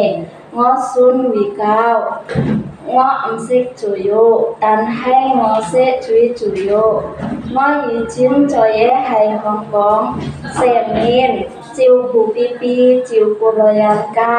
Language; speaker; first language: Cantonese; non-native, learner; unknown